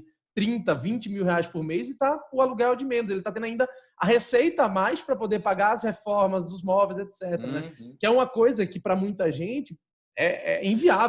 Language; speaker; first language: Portuguese; native; Portuguese